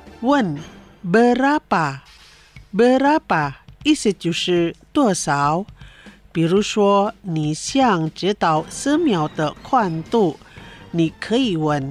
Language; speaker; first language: Chinese; non-native, fluent; Indonesian